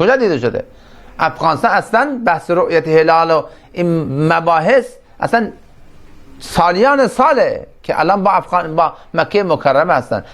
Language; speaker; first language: Persian; non-native, local second language; Turkmen